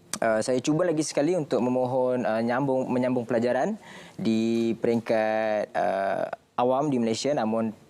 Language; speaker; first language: Malay; early bilingual, other home language; Indonesian